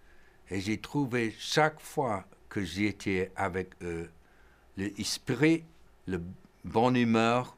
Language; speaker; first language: French; non-native, fluent; English